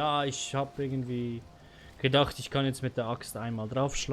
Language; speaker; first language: German; native; German